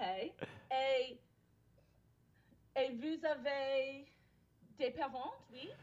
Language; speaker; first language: French; non-native, fluent; English